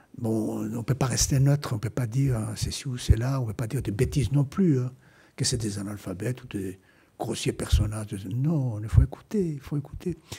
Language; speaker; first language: French; non-native, fluent; Greek